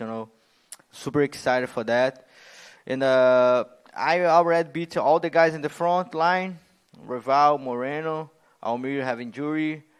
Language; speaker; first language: English; non-native, learner; Portuguese